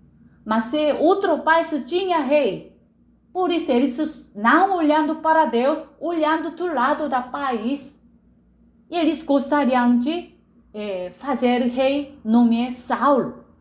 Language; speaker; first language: Portuguese; non-native, learner; Korean